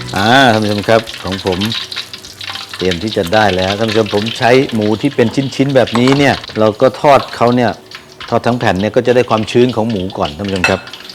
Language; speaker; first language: Thai; native; Thai